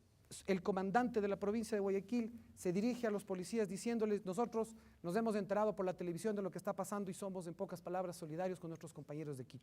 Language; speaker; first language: Spanish; native; Spanish